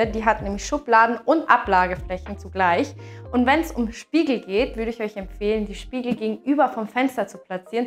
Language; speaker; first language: German; native; German